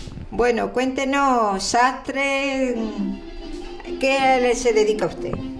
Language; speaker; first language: Spanish; native; Spanish